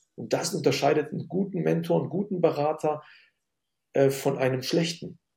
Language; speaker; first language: German; early bilingual, other home language; Arabic